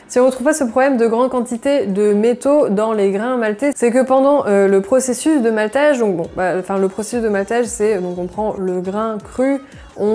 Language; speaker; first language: French; native; French